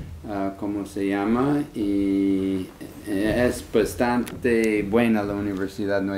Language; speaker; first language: Spanish; non-native, fluent; English